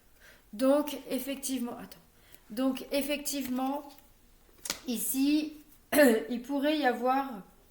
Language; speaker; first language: French; native; French